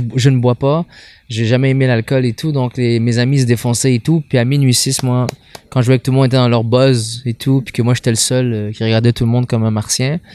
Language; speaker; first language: French; native; French